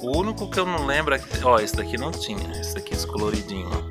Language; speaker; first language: Portuguese; native; Portuguese